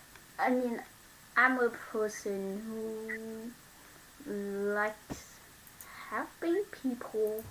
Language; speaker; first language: English; non-native, learner; Vietnamese